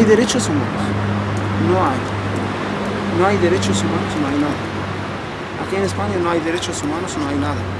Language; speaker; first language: Spanish; non-native, learner; Arabic